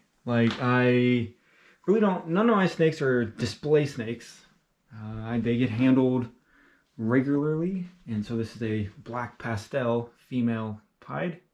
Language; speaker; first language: English; native; English